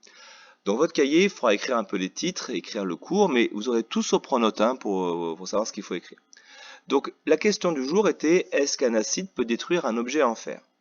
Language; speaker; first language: French; native; French